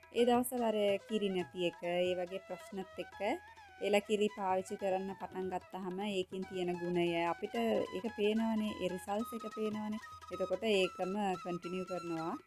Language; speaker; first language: Sinhala; non-native, local second language; Tamil